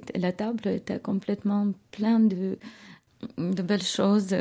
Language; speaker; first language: French; non-native, fluent; Ukrainian